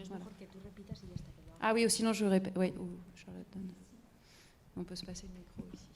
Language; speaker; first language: French; native; French